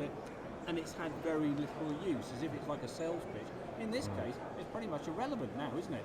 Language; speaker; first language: English; native; English